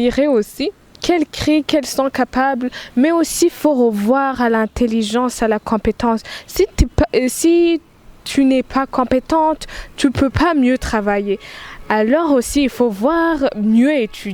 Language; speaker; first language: French; non-native, local second language; Rundi